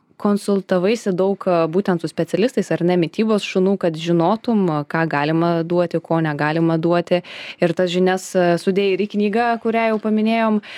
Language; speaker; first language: Lithuanian; native; Lithuanian